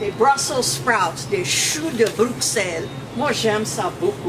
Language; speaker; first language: French; early bilingual, heritage; French